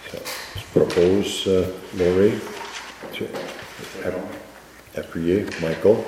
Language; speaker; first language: French; native; French